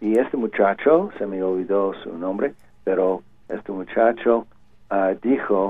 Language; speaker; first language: Spanish; non-native, learner; English